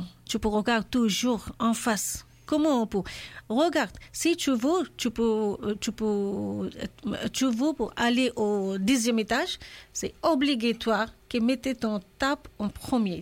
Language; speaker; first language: French; non-native, learner; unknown